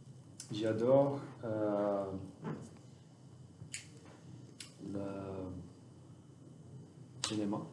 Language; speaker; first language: French; non-native, learner; Portuguese